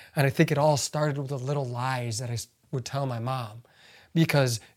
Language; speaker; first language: English; early bilingual, other home language; Arabic